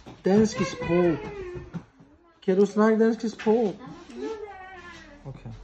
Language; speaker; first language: Danish; non-native, learner; Serbian